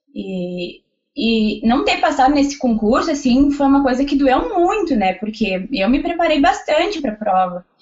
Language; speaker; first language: Portuguese; native; Portuguese